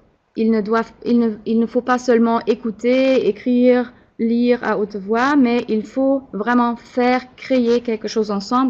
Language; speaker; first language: French; non-native, fluent; German